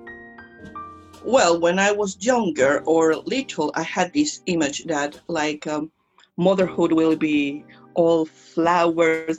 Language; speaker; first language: English; non-native, fluent; Spanish